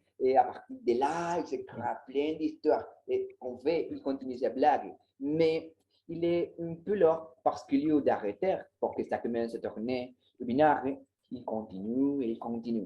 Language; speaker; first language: French; non-native, learner; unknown